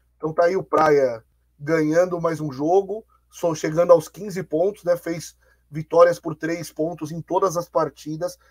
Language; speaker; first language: Portuguese; native; Portuguese